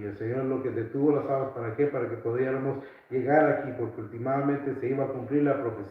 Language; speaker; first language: Spanish; early bilingual, heritage; Spanish